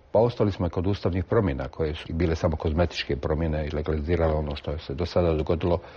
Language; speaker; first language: Bosnian; native; Bosnian